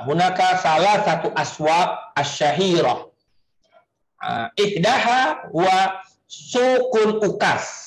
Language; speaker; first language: Arabic; non-native, fluent; Indonesian